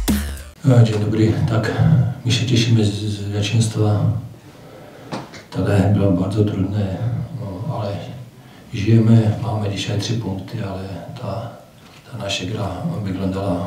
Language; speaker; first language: Polish; non-native, learner; Czech